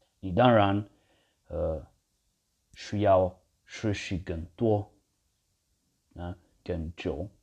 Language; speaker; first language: Chinese; non-native, learner; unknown